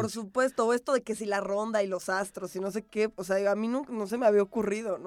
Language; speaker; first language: Spanish; native; Spanish